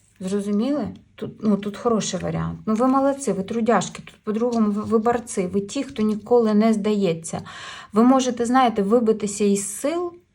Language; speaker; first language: Ukrainian; non-native, local second language; Russian